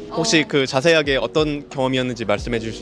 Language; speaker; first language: Korean; native; Korean